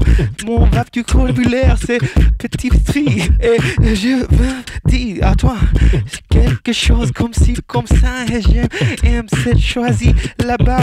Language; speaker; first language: French; non-native, learner; Arabic